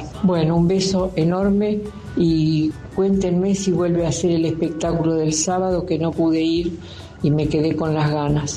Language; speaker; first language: Spanish; native; Spanish